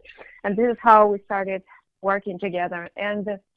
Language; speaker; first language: English; non-native, fluent; Russian